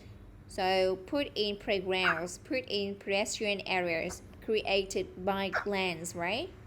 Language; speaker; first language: English; non-native, fluent; Vietnamese